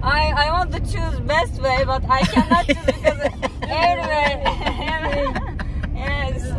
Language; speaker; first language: English; non-native, learner; Turkish